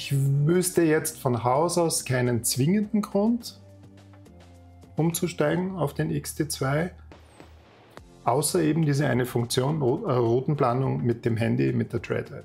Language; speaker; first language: German; native; German